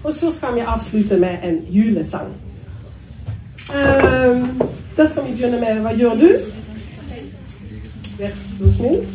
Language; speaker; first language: Norwegian; non-native, fluent; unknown